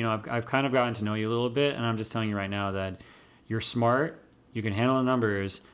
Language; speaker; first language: English; native; English